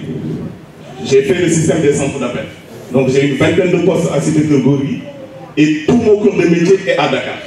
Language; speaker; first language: French; non-native, local second language; Wolof